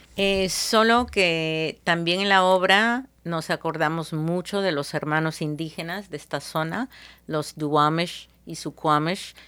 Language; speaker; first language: Spanish; early bilingual, heritage; Spanish